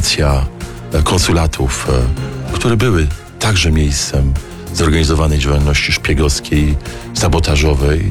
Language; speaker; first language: Polish; native; Polish